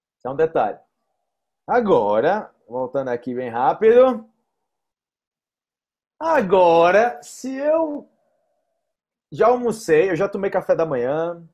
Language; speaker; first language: Portuguese; native; Portuguese